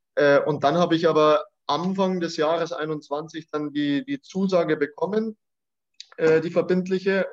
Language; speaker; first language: German; native; German